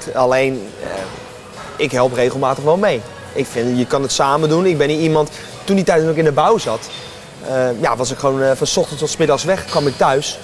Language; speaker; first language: Dutch; native; Dutch